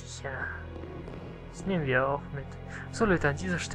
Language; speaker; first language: German; native; German